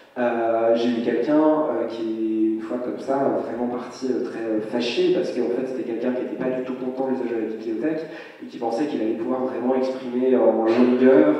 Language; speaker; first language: French; native; French